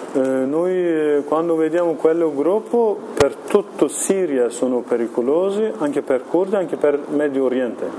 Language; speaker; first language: Italian; non-native, learner; Kurdish